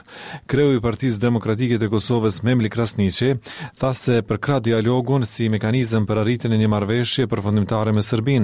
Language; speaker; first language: Albanian; native; Albanian